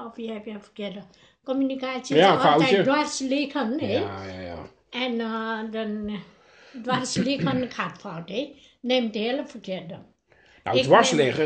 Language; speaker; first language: Dutch; non-native, learner; Nepali